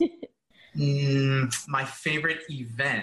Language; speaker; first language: English; native; English